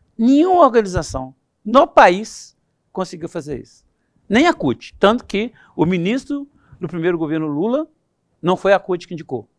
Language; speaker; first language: Portuguese; native; Portuguese